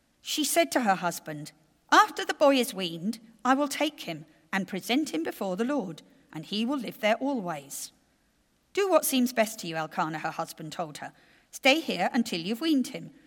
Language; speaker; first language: English; native; English